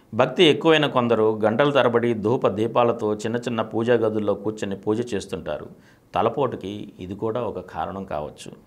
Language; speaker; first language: Telugu; native; Telugu